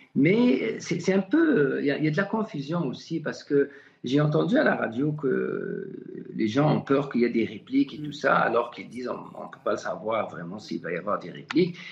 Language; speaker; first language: French; non-native, local second language; Arabic